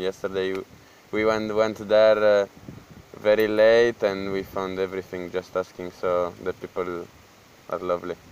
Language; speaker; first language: English; non-native, learner; Italian